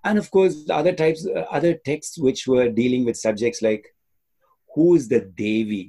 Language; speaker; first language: English; non-native, local second language; Tamil